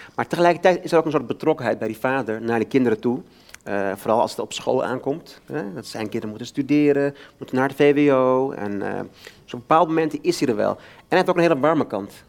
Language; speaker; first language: Dutch; native; Dutch